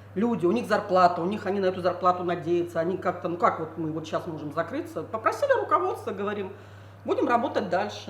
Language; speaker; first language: Russian; native; Russian